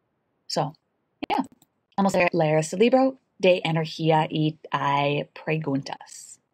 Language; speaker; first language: Spanish; non-native, learner; English